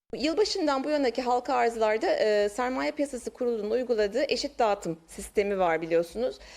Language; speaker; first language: Turkish; native; Turkish